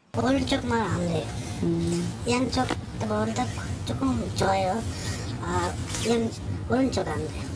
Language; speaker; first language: Korean; non-native, learner; Bangla